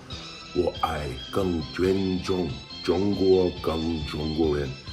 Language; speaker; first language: Chinese; non-native, learner; English